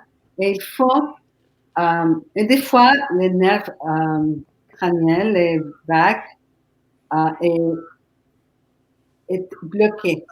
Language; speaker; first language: French; non-native, fluent; Spanish